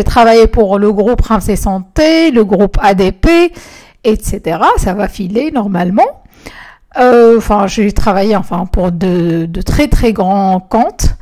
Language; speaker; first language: French; non-native, local second language; Arabic